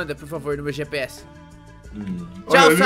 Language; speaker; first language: Portuguese; native; Portuguese